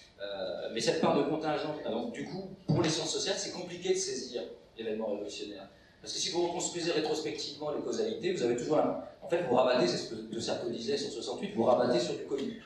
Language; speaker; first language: French; native; French